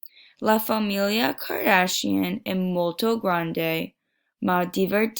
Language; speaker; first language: Italian; non-native, learner; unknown